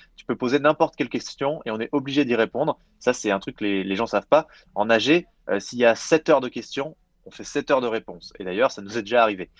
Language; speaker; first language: French; native; French